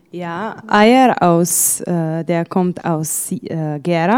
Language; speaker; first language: German; non-native, learner; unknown